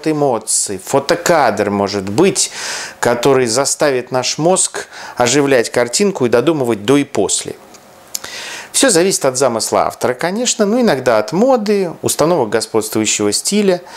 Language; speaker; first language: Russian; native; Russian